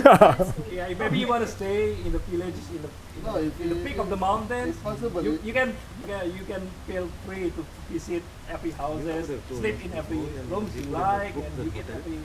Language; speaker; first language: English; non-native, fluent; Javanese